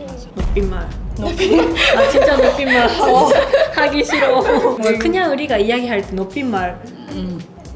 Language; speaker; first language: Korean; non-native, learner; Japanese